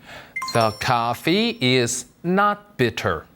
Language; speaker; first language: English; non-native, fluent; Korean